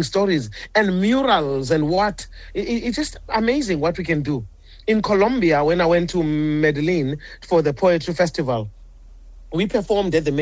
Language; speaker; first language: English; non-native, local second language; Zulu